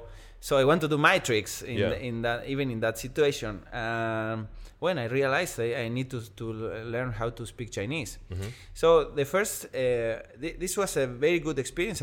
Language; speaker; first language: English; non-native, learner; Spanish